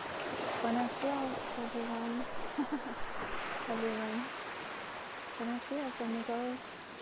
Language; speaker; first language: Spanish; non-native, learner; English